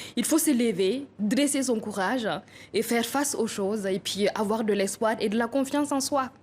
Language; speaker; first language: French; non-native, local second language; Mossi